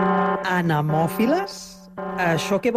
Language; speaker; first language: Catalan; native; Catalan